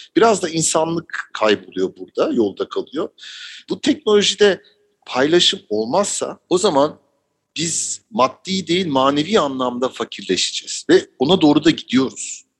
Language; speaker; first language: Turkish; early bilingual, heritage; Turkish